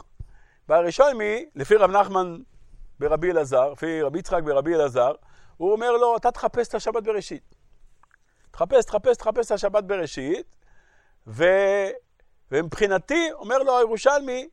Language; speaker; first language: Hebrew; native; Hebrew